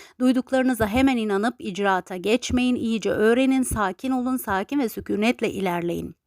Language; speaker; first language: Turkish; native; Turkish